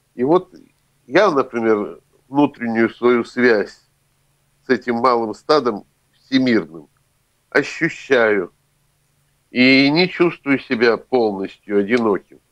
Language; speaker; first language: Russian; native; Russian